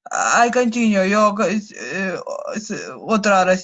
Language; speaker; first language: Spanish; non-native, learner; Russian